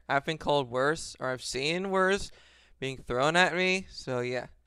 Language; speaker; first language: English; native; English